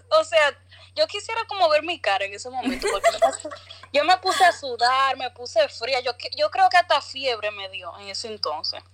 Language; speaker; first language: Spanish; early bilingual, other home language; English